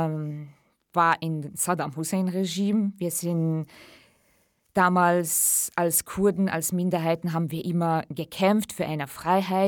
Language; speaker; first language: German; early bilingual, other home language; Central Kurdish